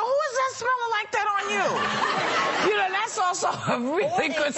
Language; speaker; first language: English; native; English